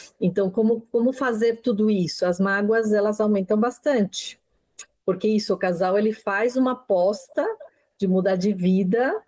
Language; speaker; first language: Portuguese; non-native, fluent; Spanish